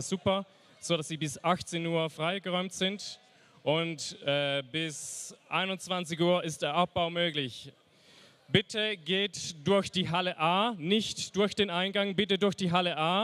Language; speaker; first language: German; native; German